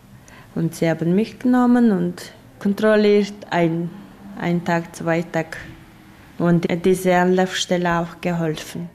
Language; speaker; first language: German; non-native, learner; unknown